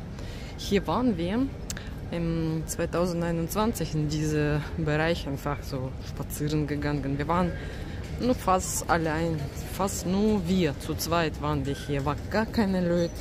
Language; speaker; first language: German; non-native, learner; Russian